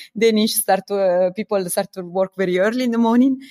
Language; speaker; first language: English; non-native, fluent; Italian